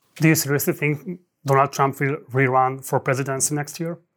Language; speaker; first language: English; non-native, fluent; Hungarian